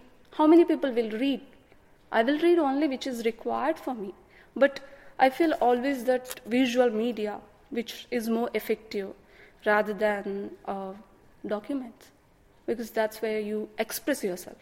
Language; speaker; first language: English; non-native, local second language; Kannada